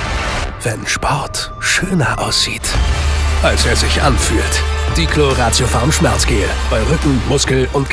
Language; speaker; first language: German; native; German